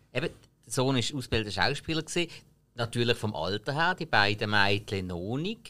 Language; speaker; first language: German; native; German